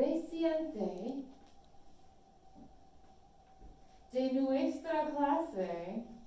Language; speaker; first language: Spanish; non-native, fluent; English